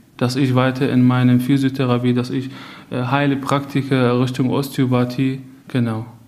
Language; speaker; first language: German; non-native, fluent; Arabic